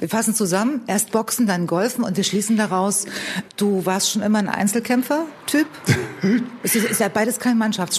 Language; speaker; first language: German; native; German